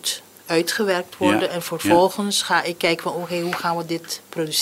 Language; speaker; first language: Dutch; non-native, local second language; Papiamento